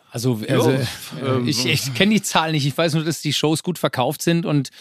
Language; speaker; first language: German; native; German